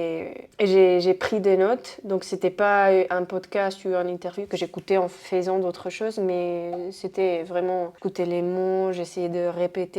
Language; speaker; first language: French; non-native, fluent; Spanish